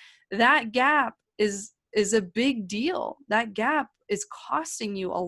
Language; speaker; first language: English; native; English